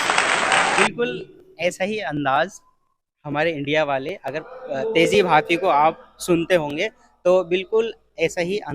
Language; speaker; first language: Hindi; native; Hindi